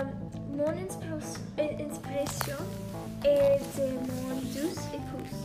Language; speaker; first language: French; non-native, learner; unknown